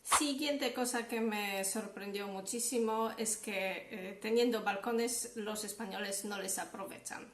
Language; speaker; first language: Spanish; non-native, fluent; Polish